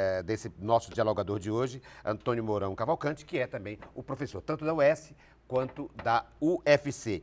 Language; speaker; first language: Portuguese; native; Portuguese